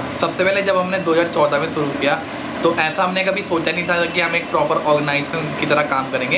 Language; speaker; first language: Hindi; native; Hindi